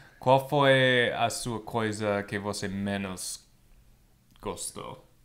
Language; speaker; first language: Portuguese; non-native, fluent; English